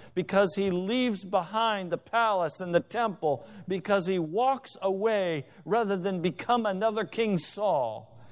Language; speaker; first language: English; native; English